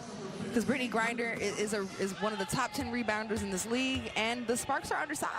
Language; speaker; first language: English; native; English